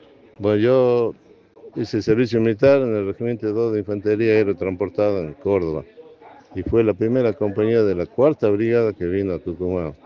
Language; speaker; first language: Spanish; native; Spanish